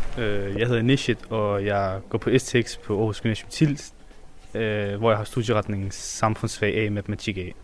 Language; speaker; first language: Danish; early bilingual, other home language; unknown